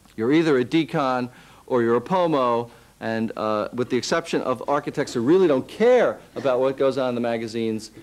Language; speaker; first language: English; native; English